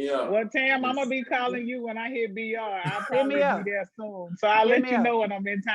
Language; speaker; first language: English; native; English